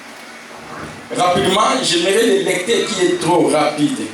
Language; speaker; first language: French; non-native, local second language; Lingala